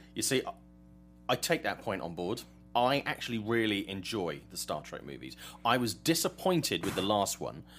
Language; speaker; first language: English; native; English